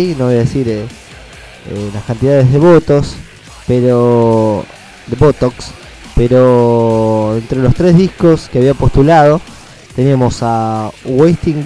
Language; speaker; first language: Spanish; native; Spanish